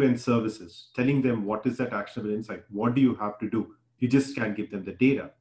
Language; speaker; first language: English; non-native, local second language; Hindi